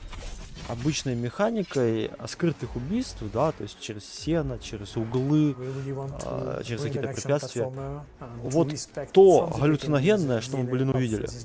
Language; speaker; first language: Russian; native; Russian